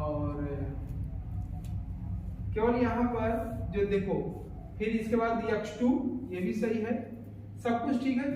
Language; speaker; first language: Hindi; native; Hindi